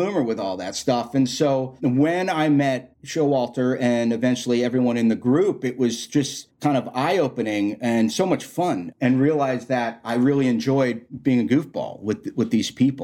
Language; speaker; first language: English; native; English